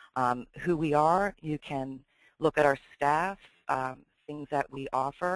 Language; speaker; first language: English; native; English